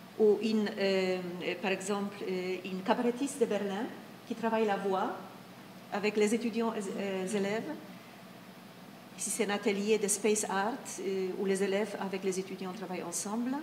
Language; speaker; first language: French; non-native, fluent; Polish